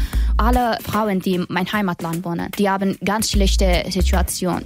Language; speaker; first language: German; non-native, learner; Persian